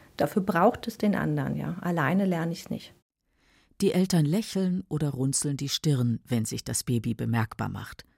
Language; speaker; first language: German; native; German